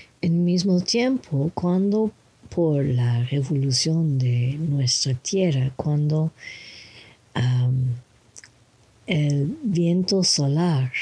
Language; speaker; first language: Spanish; non-native, learner; English